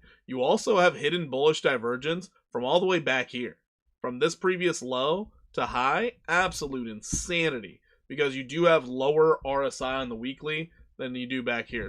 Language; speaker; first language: English; native; English